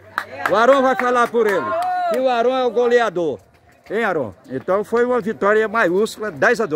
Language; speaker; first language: Portuguese; native; Portuguese